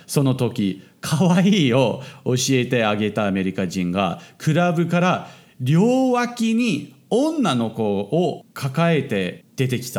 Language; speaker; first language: Japanese; non-native, fluent; English